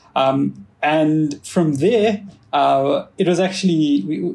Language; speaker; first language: English; native; English